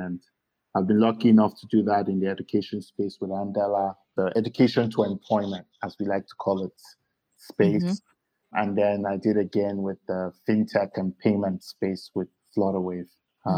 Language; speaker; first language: English; non-native, local second language; Yoruba